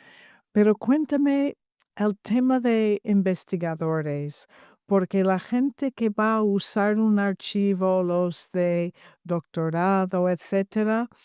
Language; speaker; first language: Spanish; non-native, fluent; English